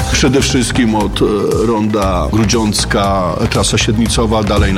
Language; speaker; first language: Polish; native; Polish